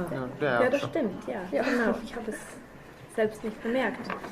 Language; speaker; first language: German; non-native, learner; Finnish